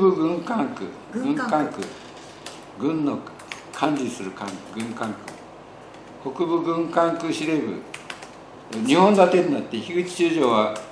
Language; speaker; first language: Japanese; native; Japanese